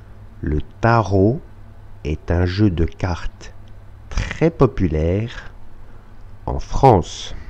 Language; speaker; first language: French; non-native, fluent; Russian